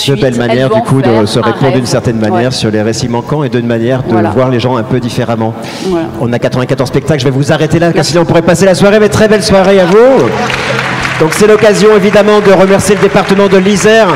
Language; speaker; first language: French; native; French